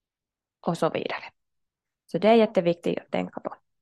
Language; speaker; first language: Swedish; non-native, local second language; Finnish